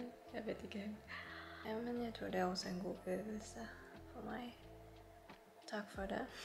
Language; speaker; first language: Norwegian; non-native, learner; Filipino